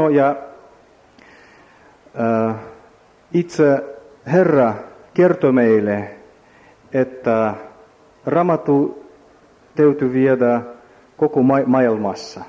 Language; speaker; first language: Finnish; non-native, learner; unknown